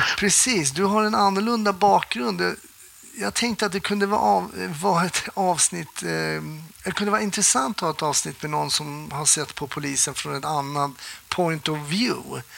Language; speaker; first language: Swedish; native; Swedish